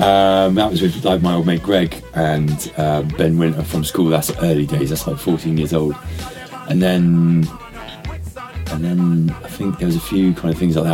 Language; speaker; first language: English; native; English